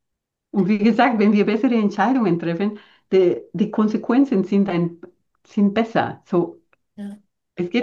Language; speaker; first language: German; non-native, fluent; Spanish